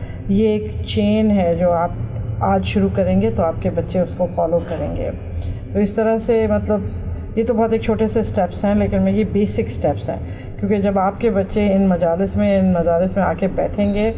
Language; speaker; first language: Urdu; native; Urdu